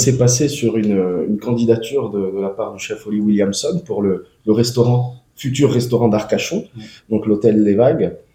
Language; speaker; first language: French; native; French